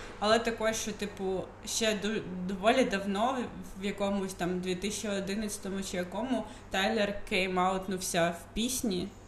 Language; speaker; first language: Ukrainian; non-native, local second language; Russian